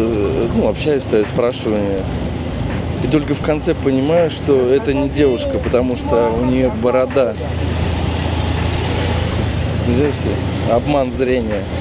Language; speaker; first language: Russian; native; Russian